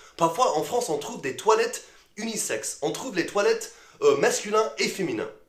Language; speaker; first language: French; non-native, fluent; English